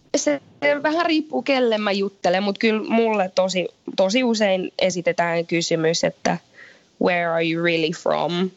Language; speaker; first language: Finnish; early bilingual, heritage; Finnish